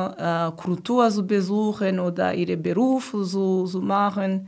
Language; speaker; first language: German; non-native, learner; Kinyarwanda